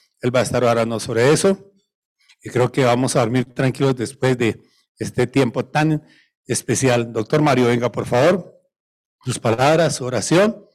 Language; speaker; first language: Spanish; native; Spanish